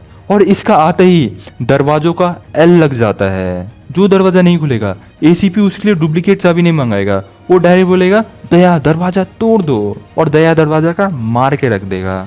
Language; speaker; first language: Hindi; non-native, local second language; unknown